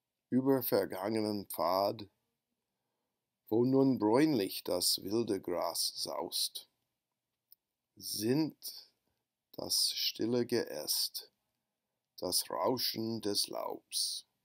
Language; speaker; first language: German; non-native, fluent; English